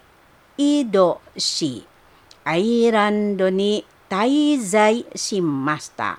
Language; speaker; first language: Japanese; non-native, fluent; Indonesian